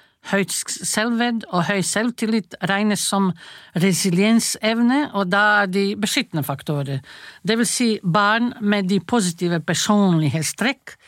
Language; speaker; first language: Norwegian; non-native, fluent; Croatian